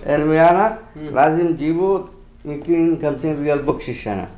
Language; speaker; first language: Arabic; non-native, learner; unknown